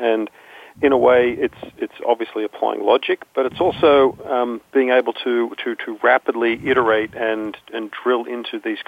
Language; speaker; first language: English; native; English